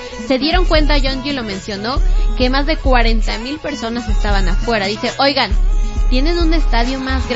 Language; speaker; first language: Spanish; native; Spanish